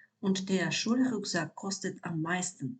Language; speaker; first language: German; non-native, fluent; Ukrainian